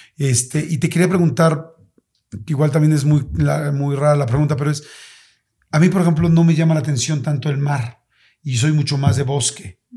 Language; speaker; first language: Spanish; native; Spanish